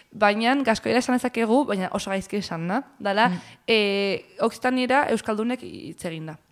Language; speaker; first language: Basque; early bilingual, heritage; Basque